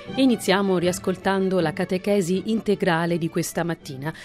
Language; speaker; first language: Italian; native; Italian